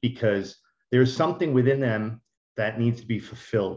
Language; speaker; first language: English; native; English